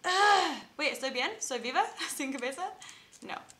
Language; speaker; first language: Spanish; non-native, learner; English